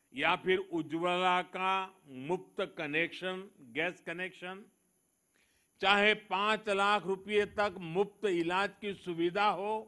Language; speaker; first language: Hindi; non-native, local second language; Gujarati